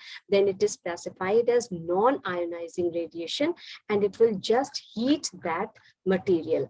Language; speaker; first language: English; non-native, local second language; Hindi